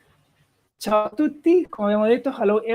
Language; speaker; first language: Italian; native; Italian